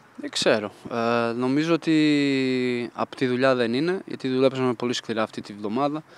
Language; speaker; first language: Greek; non-native, fluent; Portuguese